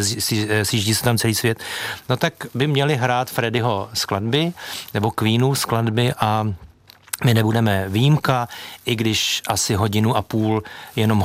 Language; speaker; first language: Czech; native; Czech